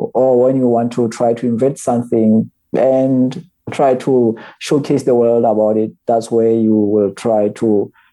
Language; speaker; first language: English; non-native, local second language; Southern Sotho